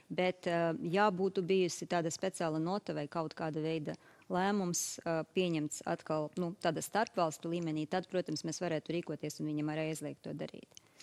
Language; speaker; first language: Latvian; native; Latvian